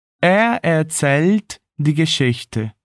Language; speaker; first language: German; non-native, fluent; Portuguese